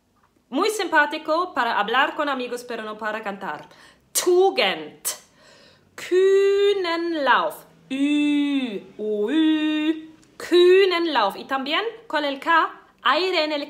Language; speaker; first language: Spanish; non-native, fluent; German